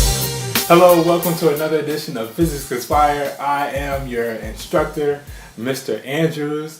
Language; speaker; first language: English; native; English